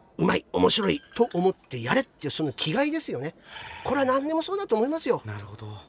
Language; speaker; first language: Japanese; native; Japanese